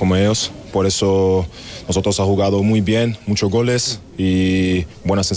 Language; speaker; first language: Spanish; non-native, learner; German